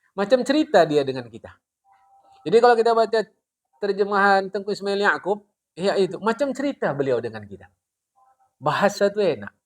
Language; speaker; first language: Malay; non-native, local second language; Indonesian